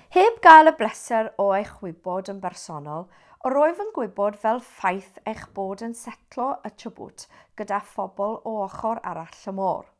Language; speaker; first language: Welsh; non-native, local second language; English